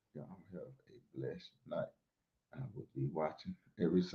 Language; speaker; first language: English; native; English